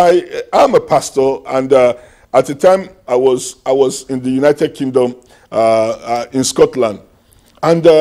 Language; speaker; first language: English; non-native, local second language; Yoruba